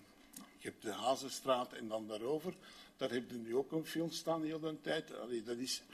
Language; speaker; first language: Dutch; native; Dutch